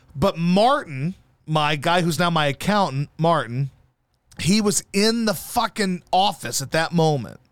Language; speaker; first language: English; native; English